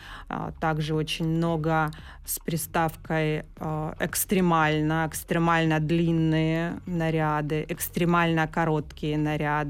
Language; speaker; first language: Russian; native; Russian